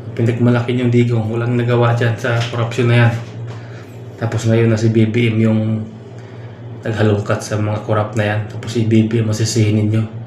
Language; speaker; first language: Filipino; native; Filipino